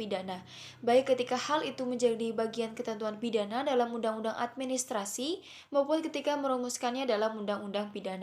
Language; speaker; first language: Indonesian; native; Indonesian